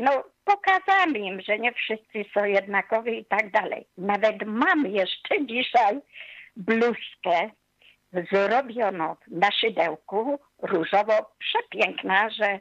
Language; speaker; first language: Polish; non-native, fluent; Hungarian